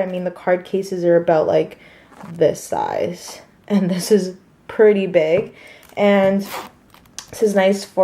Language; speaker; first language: English; native; English